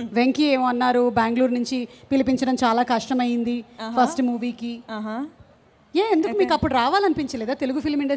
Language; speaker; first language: Telugu; native; Telugu